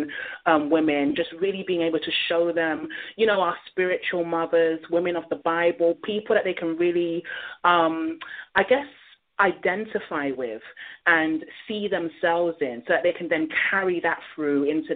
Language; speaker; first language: English; native; English